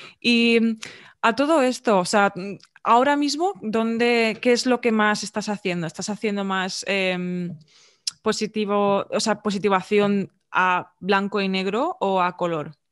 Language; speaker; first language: Spanish; native; Spanish